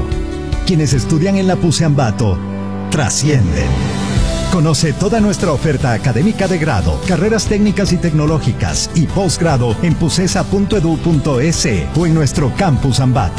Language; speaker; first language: Spanish; native; Spanish